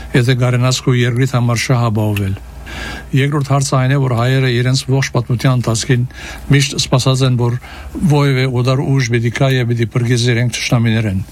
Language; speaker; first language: Armenian; early bilingual, heritage; Armenian